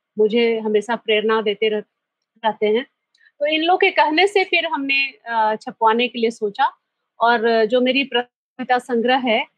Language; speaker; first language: Hindi; native; Hindi